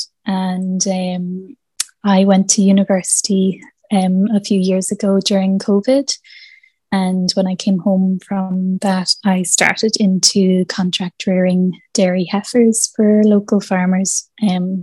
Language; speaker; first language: English; native; English